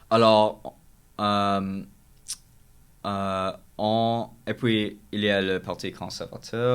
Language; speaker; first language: French; non-native, learner; English